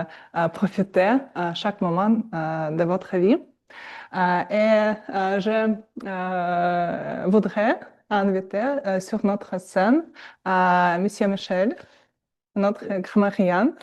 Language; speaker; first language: French; non-native, learner; Russian